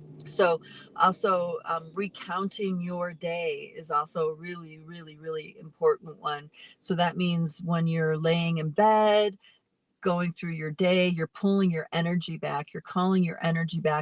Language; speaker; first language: English; native; English